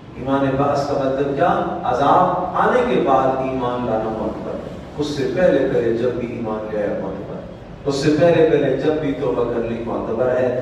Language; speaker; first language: Urdu; native; Urdu